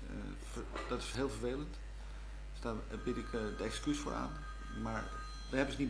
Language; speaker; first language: Dutch; native; Dutch